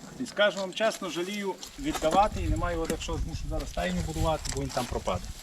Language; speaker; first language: Ukrainian; native; Ukrainian